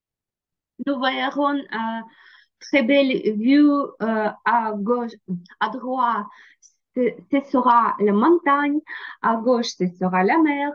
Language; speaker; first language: French; non-native, learner; Ukrainian